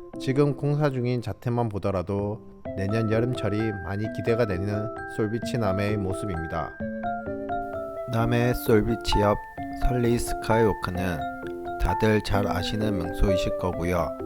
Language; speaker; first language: Korean; native; Korean